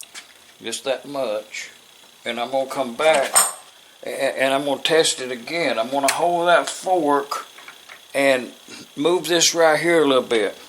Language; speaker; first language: English; native; English